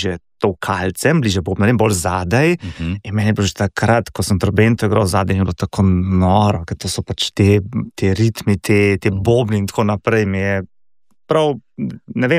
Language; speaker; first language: Slovenian; native; Slovenian